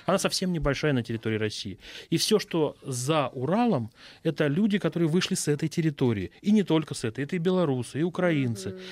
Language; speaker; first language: Russian; native; Russian